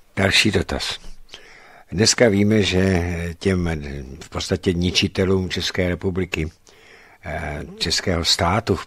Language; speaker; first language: Czech; native; Czech